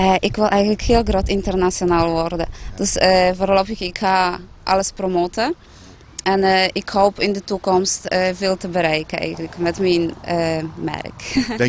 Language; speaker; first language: Dutch; non-native, fluent; Polish